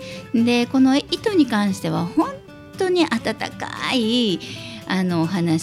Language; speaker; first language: Japanese; native; Japanese